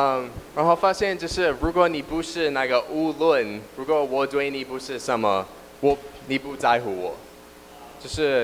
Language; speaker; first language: Chinese; non-native, learner; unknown